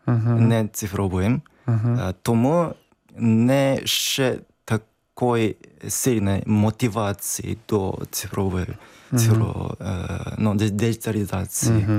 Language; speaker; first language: Ukrainian; non-native, learner; Japanese